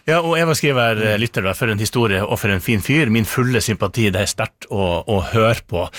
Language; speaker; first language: Norwegian; native; Norwegian